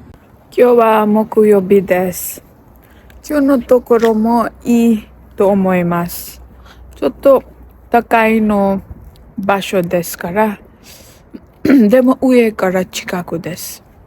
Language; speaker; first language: Japanese; non-native, learner; Nepali